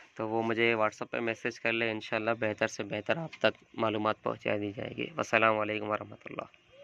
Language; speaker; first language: Urdu; non-native, local second language; Sindhi